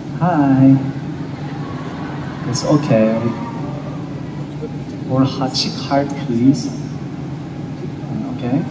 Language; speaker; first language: English; non-native, learner; Korean